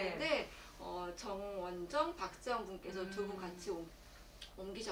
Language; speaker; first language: Korean; native; Korean